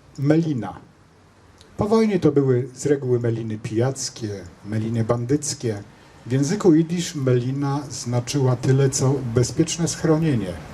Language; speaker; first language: Polish; native; Polish